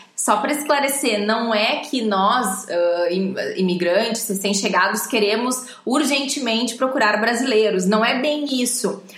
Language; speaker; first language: Portuguese; native; Portuguese